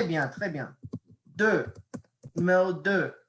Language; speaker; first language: French; non-native, fluent; English